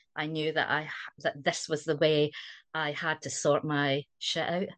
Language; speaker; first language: English; native; English